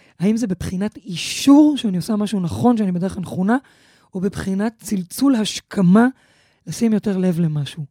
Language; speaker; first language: Hebrew; native; Hebrew